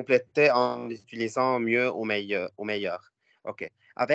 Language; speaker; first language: French; non-native, learner; Arabic